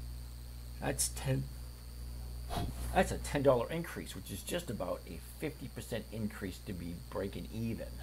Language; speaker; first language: English; native; English